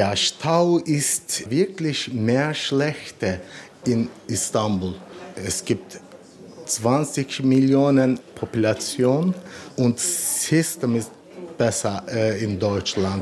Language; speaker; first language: German; non-native, learner; Turkish